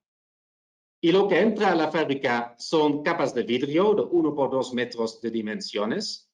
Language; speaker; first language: Spanish; non-native, fluent; Dutch